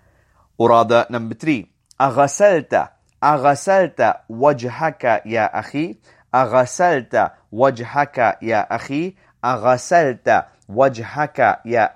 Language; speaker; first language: Arabic; non-native, fluent; English